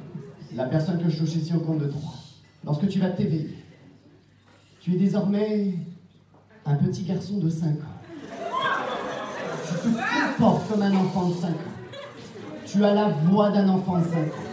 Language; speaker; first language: French; native; French